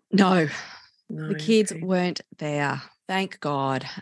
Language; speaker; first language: English; native; English